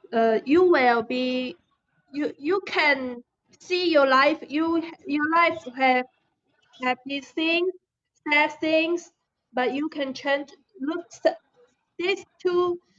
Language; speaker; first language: English; non-native, learner; Chinese